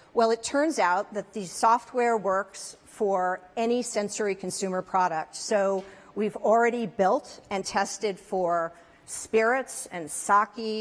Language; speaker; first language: English; native; English